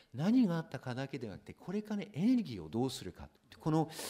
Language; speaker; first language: Japanese; non-native, fluent; English